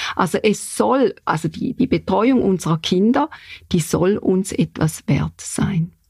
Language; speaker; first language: German; native; German